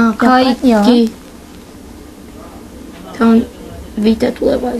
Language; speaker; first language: Finnish; non-native, learner; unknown